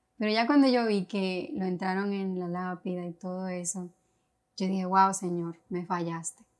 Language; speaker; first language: Spanish; native; Spanish